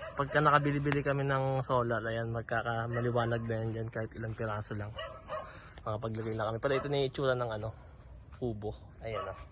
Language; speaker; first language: Filipino; native; Filipino